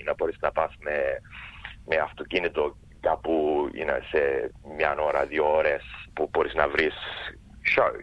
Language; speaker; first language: Greek; early bilingual, heritage; English